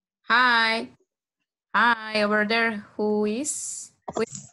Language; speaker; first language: English; non-native, fluent; Spanish